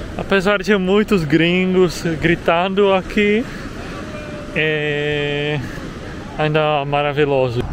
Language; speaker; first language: Portuguese; non-native, fluent; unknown